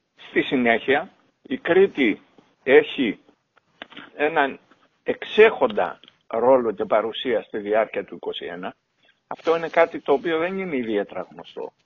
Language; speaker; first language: Greek; native; Greek